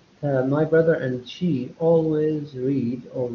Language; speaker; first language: English; non-native, fluent; Arabic